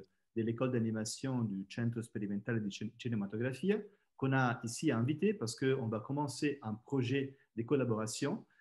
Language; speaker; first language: French; non-native, fluent; Italian